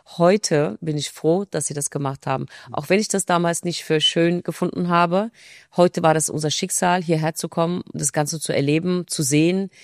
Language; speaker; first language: German; non-native, fluent; Turkish